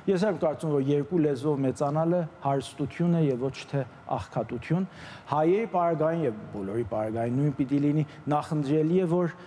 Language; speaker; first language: Armenian; early bilingual, heritage; Armenian